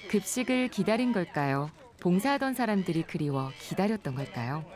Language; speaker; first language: Korean; native; Korean